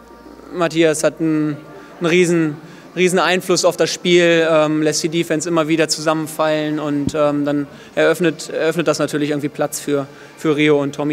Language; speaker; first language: German; native; German